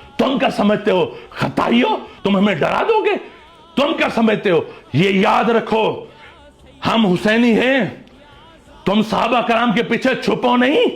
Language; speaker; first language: Urdu; non-native, local second language; Saraiki